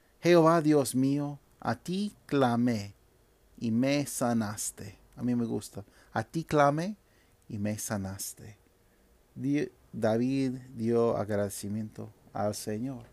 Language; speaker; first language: Spanish; non-native, fluent; English